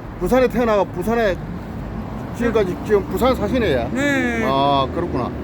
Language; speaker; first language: Korean; native; Korean